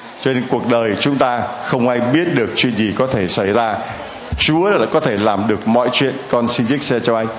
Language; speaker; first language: Vietnamese; native; Vietnamese